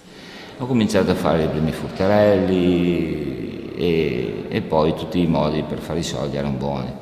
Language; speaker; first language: Italian; native; Italian